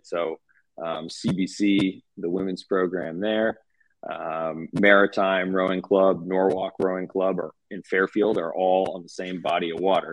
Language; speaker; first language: English; native; English